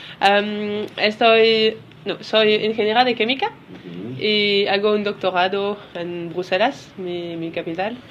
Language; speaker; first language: Spanish; non-native, learner; French